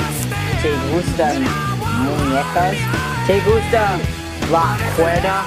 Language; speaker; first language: Spanish; non-native, learner; English